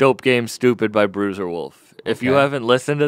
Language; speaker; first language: English; native; English